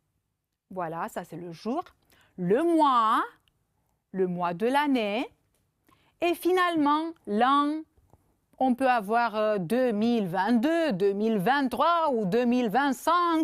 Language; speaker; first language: French; non-native, fluent; Romanian